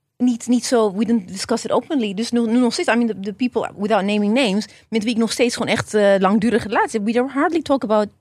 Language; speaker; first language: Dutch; non-native, fluent; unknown